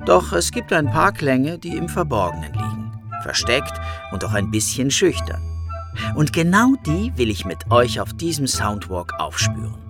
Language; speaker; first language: German; native; German